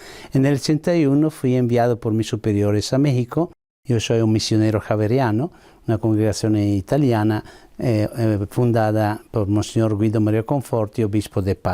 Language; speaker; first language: Spanish; non-native, fluent; Italian